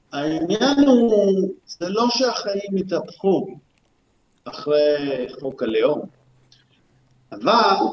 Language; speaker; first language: Hebrew; non-native, local second language; Arabic